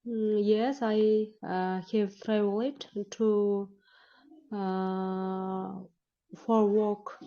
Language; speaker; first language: English; non-native, learner; Kyrgyz